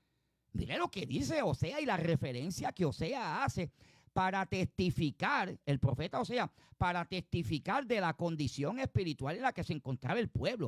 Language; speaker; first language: Spanish; native; Spanish